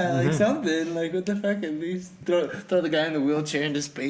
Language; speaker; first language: English; native; English